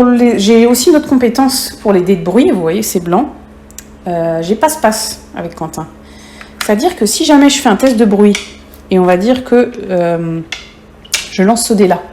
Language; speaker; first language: French; native; French